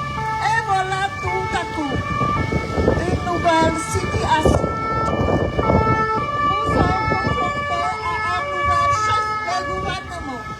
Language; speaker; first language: French; non-native, fluent; Khmer